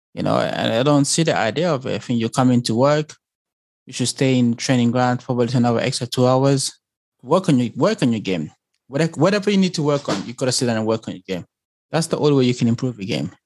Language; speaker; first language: English; early bilingual, other home language; Lingala